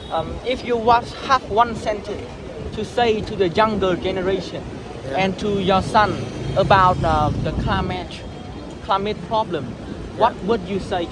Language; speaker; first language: English; non-native, learner; Vietnamese